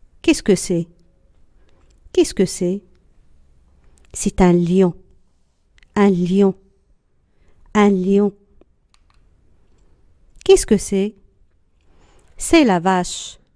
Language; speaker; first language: French; non-native, local second language; Arabic